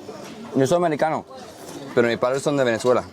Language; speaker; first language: Spanish; early bilingual, heritage; English